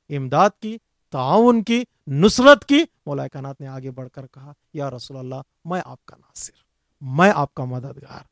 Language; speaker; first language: Urdu; native; Urdu